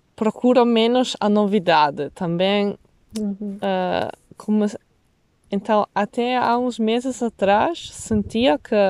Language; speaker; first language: Portuguese; non-native, fluent; Italian